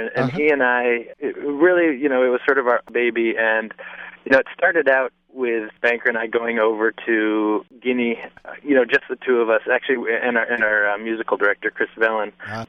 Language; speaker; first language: English; native; English